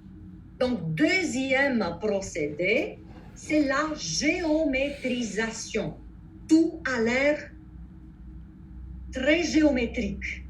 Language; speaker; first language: French; non-native, fluent; Romanian